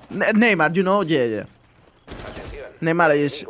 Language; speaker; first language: English; non-native, learner; Spanish